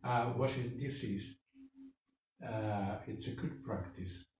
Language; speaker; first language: English; non-native, fluent; Finnish